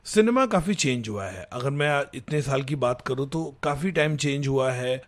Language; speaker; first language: Hindi; native; Hindi